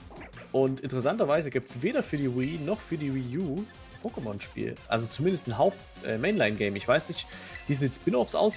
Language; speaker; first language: German; native; German